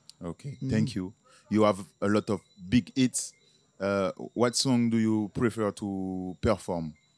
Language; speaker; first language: English; non-native, fluent; French